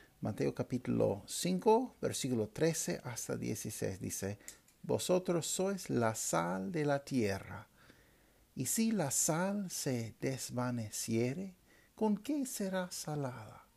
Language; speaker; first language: Spanish; non-native, fluent; English